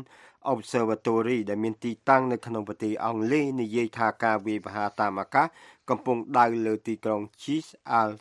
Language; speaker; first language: Khmer; native; Khmer